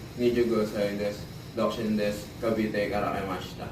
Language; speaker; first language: Japanese; non-native, learner; Filipino